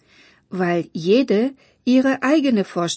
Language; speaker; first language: German; non-native, fluent; Bulgarian